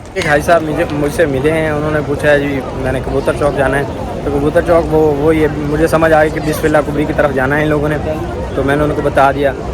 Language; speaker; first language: Urdu; non-native, local second language; Punjabi